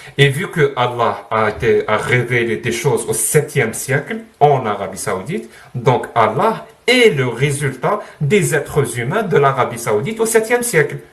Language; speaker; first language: French; non-native, local second language; Arabic